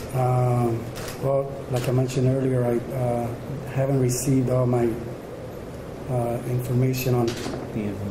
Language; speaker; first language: English; early bilingual, other home language; Spanish